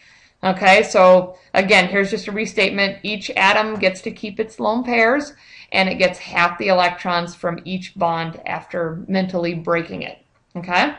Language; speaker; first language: English; native; English